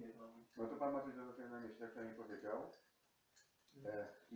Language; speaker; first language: Polish; native; Polish